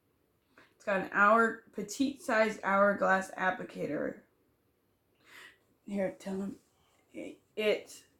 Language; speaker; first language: English; native; English